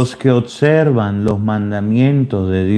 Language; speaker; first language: Spanish; native; Spanish